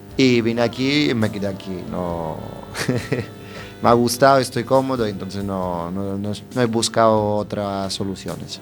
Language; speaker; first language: Spanish; non-native, fluent; Italian